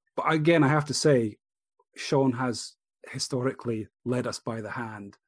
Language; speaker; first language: English; native; English